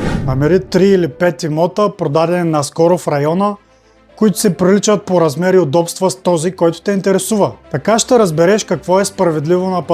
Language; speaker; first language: Bulgarian; native; Bulgarian